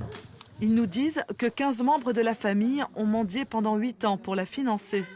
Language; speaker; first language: French; native; French